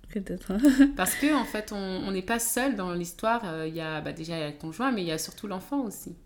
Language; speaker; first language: French; native; French